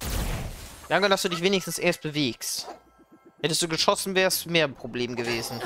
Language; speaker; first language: German; native; German